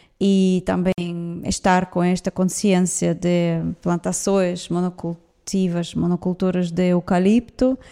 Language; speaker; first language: Portuguese; non-native, fluent; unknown